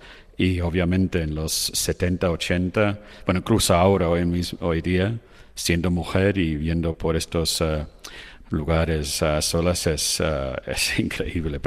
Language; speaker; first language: Spanish; non-native, fluent; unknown